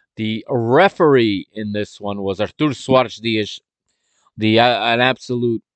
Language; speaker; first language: English; native; English